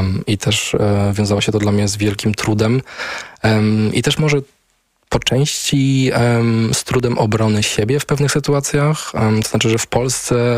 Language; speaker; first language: Polish; native; Polish